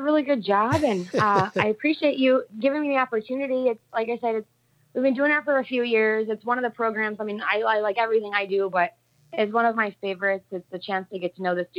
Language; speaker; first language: English; native; English